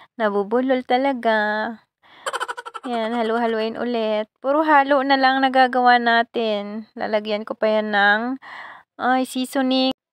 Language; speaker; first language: Filipino; non-native, local second language; Bikol